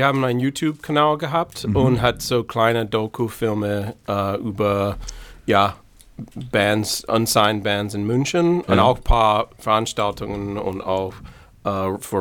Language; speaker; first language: German; non-native, fluent; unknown